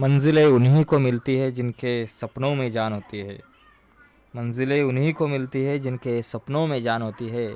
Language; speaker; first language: Hindi; non-native, local second language; Marathi